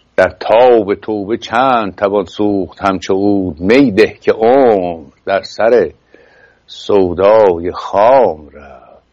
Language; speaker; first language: Persian; native; Persian